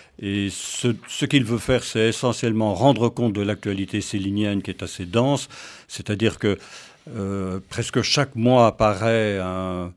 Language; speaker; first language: French; native; French